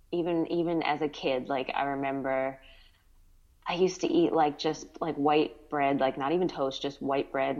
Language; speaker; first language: English; native; English